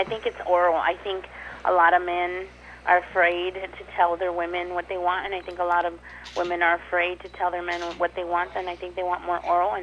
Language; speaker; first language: English; non-native, fluent; Spanish